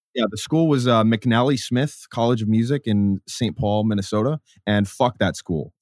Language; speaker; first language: English; native; English